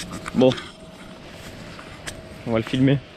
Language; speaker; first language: French; native; French